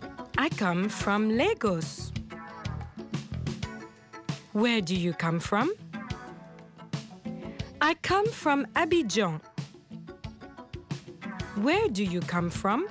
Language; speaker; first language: English; non-native, fluent; French